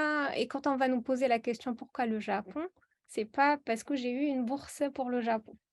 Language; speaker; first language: French; non-native, local second language; Arabic